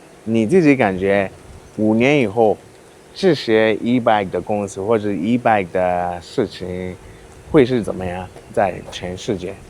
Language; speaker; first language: Chinese; non-native, learner; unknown